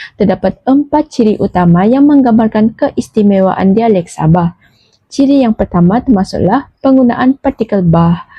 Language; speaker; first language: Malay; native; Malay